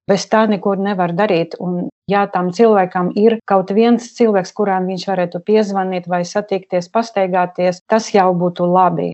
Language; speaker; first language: Latvian; non-native, local second language; Russian